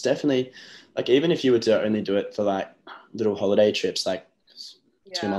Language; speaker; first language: English; native; English